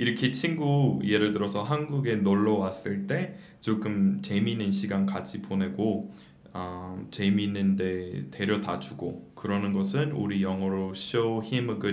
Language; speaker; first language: Korean; non-native, fluent; English